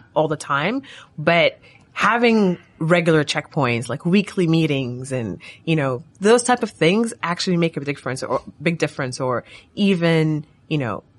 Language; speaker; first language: English; non-native, fluent; Arabic